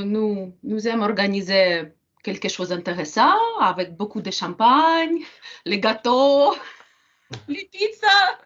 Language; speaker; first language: French; non-native, learner; Ukrainian